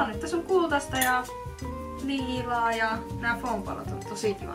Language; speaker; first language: Finnish; native; Finnish